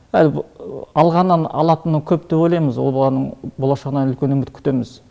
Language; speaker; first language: Kazakh; early bilingual, heritage; Kazakh